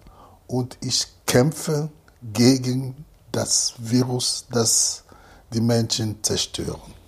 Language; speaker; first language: German; non-native, fluent; Lingala